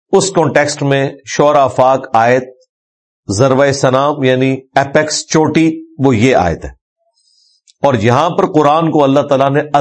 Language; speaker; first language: Urdu; non-native, local second language; Punjabi